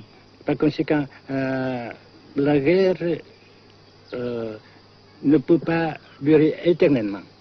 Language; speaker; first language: French; non-native, local second language; Vietnamese